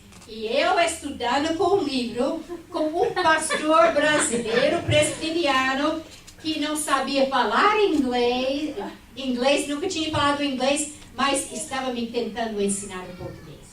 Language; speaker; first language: Portuguese; non-native, fluent; English